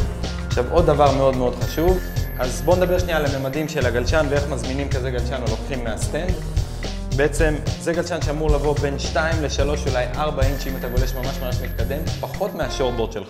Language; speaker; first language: Hebrew; native; Hebrew